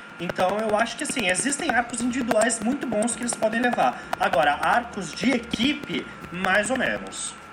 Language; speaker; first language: Portuguese; native; Portuguese